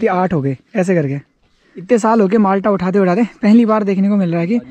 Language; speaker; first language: Hindi; native; Hindi